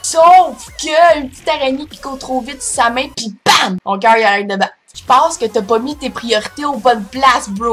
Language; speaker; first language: French; native; French